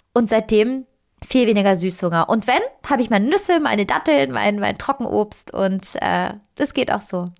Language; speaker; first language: German; non-native, fluent; Italian